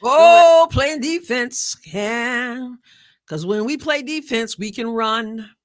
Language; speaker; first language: English; native; English